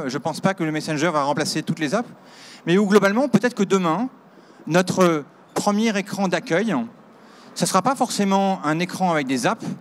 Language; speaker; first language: French; native; French